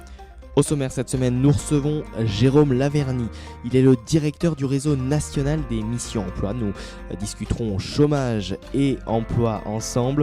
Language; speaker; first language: French; native; French